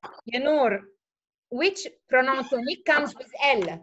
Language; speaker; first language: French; non-native, fluent; Arabic